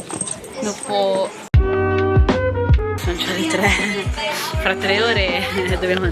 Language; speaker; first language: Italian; early bilingual, other home language; Filipino